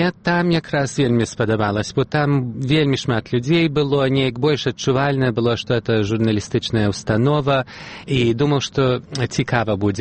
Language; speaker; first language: Belarusian; early bilingual, heritage; Belarusian